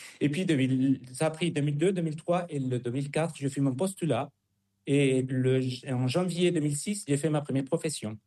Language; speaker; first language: French; non-native, fluent; Spanish